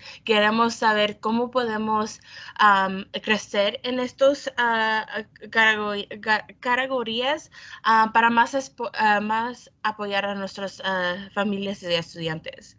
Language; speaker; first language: Spanish; early bilingual, heritage; Spanish